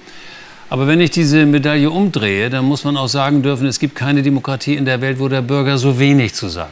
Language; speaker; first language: German; native; German